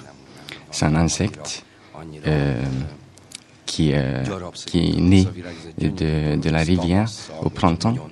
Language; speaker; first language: French; non-native, fluent; Hungarian